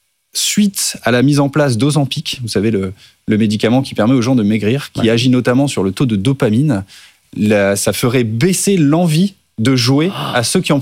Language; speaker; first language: French; native; French